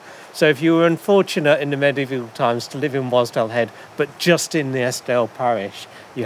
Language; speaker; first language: English; native; English